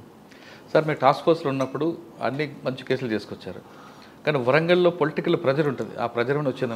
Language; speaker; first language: Telugu; native; Telugu